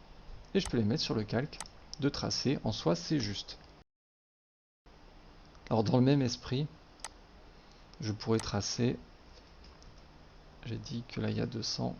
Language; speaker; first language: French; native; French